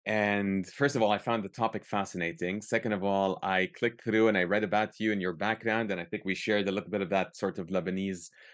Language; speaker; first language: English; early bilingual, other home language; Arabic